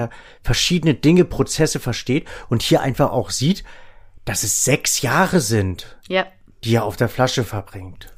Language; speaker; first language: German; native; German